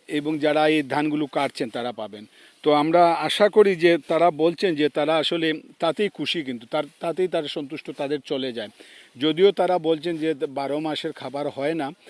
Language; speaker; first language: Bangla; native; Bangla